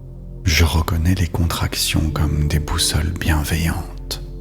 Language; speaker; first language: French; native; French